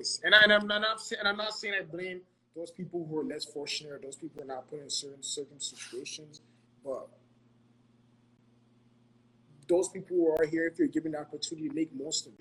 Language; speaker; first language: English; non-native, local second language; Akan